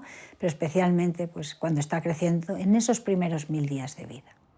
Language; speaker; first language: Spanish; native; Spanish